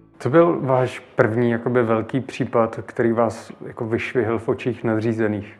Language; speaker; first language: Czech; native; Czech